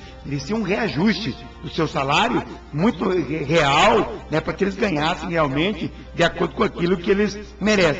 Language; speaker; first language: Portuguese; native; Portuguese